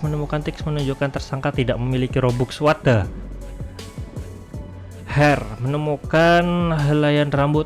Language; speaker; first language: Indonesian; native; Indonesian